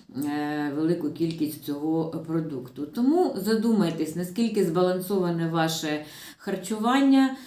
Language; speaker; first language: Ukrainian; non-native, local second language; Russian